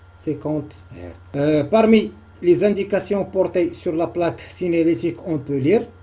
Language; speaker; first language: French; non-native, local second language; Arabic